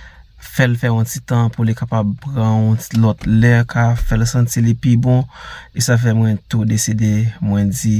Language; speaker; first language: French; non-native, learner; Haitian Creole